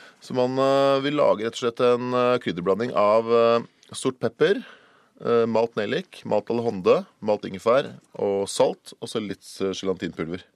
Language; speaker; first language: Norwegian; native; Norwegian